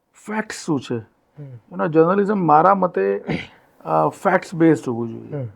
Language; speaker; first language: Gujarati; non-native, local second language; Hindi